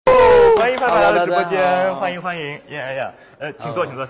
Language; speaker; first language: Chinese; native; Chinese